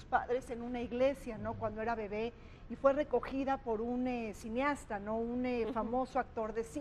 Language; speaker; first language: Spanish; native; Spanish